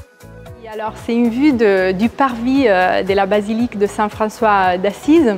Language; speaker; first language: French; non-native, fluent; Italian